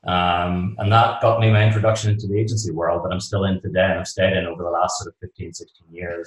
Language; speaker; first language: English; native; English